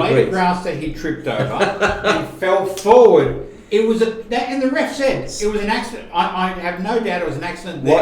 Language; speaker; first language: English; native; English